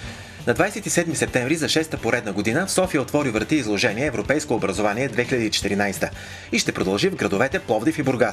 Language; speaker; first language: Bulgarian; native; Bulgarian